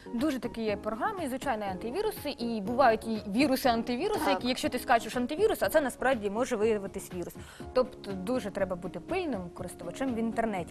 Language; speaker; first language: Ukrainian; native; Ukrainian